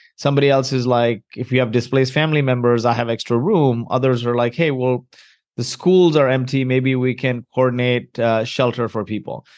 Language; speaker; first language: English; early bilingual, heritage; Arabic